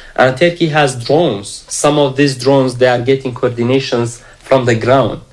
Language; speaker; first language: English; non-native, fluent; Kurdish